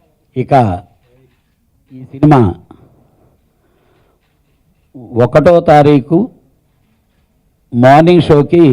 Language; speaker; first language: Telugu; native; Telugu